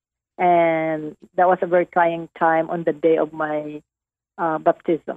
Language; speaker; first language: English; non-native, local second language; Hiligaynon